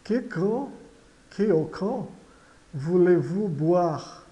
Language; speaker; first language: French; non-native, fluent; Portuguese